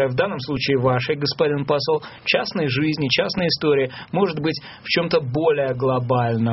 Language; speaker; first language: Russian; native; Russian